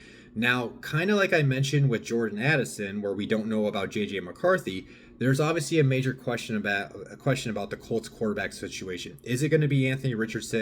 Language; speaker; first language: English; native; English